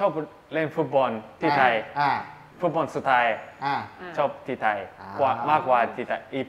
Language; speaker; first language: Thai; non-native, learner; Japanese